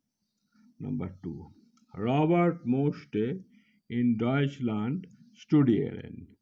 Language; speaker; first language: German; non-native, fluent; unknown